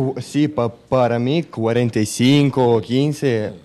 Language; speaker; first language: Spanish; non-native, learner; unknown